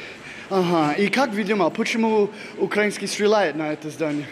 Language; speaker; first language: Russian; non-native, learner; English